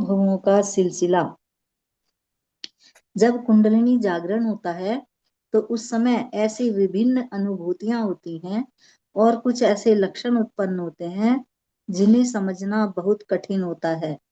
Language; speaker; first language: Hindi; native; Hindi